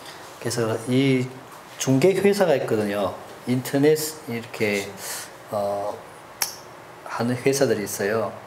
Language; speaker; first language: Korean; early bilingual, heritage; Korean